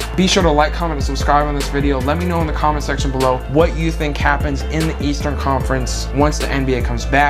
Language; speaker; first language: English; native; English